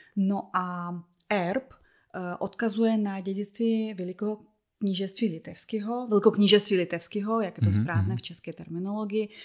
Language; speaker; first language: Czech; non-native, fluent; Russian